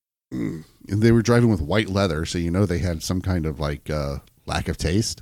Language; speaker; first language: English; native; English